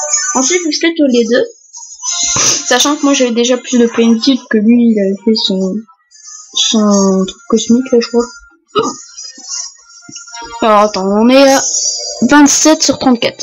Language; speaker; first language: French; native; French